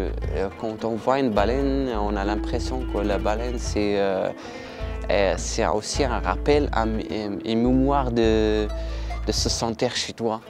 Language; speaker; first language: French; non-native, local second language; Arabic